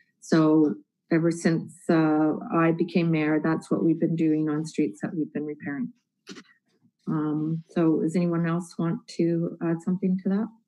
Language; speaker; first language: English; native; English